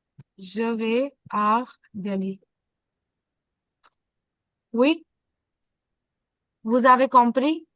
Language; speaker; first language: French; non-native, fluent; Hindi